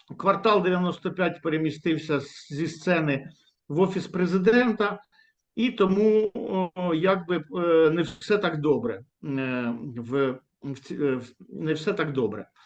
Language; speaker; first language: Ukrainian; native; Ukrainian